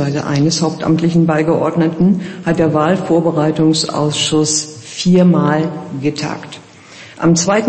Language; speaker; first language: German; native; German